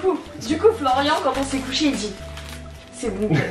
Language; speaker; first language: French; native; French